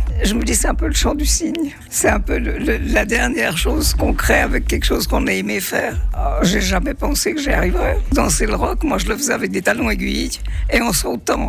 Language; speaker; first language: French; native; French